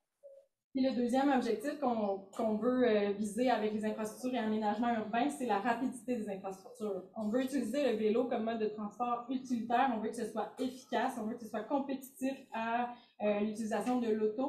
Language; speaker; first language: French; native; French